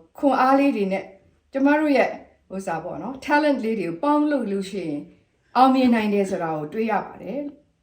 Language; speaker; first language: Burmese; non-native, local second language; S'gaw Karen